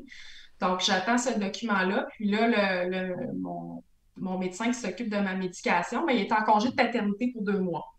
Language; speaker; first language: French; native; French